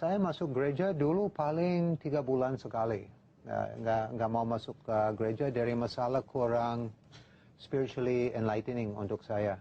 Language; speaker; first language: Indonesian; non-native, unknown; English